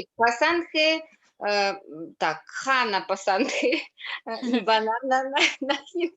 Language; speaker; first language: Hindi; non-native, learner; Russian